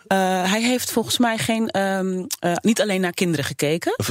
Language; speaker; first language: Dutch; native; Dutch